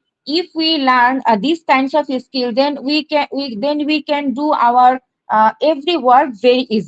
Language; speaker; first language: English; non-native, learner; Bangla